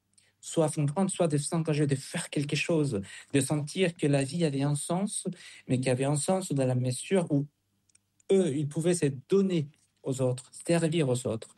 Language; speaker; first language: French; non-native, fluent; Spanish